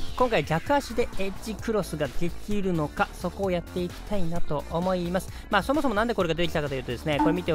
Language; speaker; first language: Japanese; native; Japanese